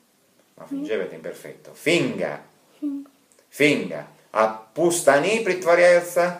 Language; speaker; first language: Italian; non-native, fluent; Russian